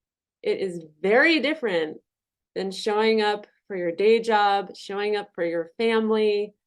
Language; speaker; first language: English; native; English